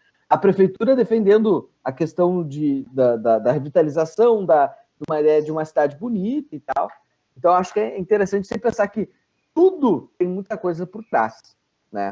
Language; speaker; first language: Portuguese; native; Portuguese